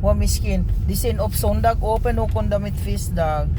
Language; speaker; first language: Dutch; non-native, learner; Filipino